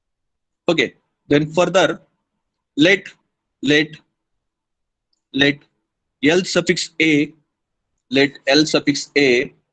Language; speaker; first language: English; non-native, local second language; Hindi